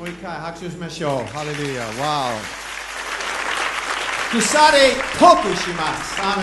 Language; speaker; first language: Japanese; non-native, learner; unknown